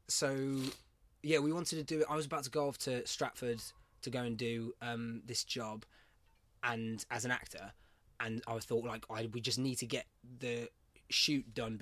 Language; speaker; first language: English; native; English